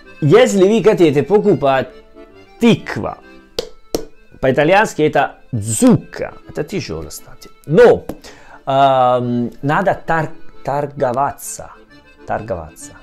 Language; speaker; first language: Russian; non-native, learner; Italian